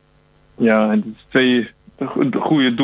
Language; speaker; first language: Dutch; non-native, learner; Ukrainian